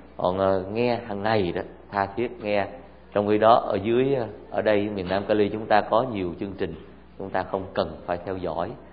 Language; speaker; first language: Vietnamese; native; Vietnamese